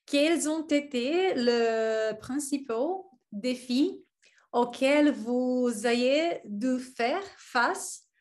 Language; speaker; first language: French; non-native, learner; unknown